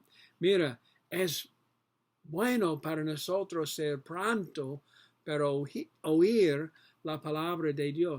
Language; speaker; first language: Spanish; non-native, learner; English